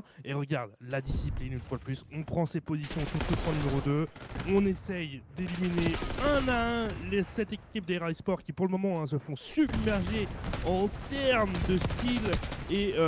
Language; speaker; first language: French; native; French